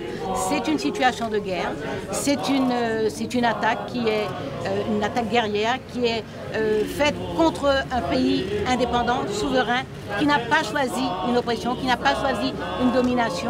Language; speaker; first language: French; native; French